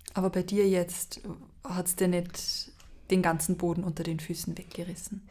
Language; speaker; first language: German; native; German